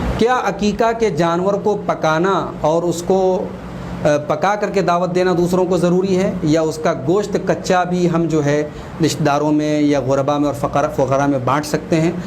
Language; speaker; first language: Urdu; native; Urdu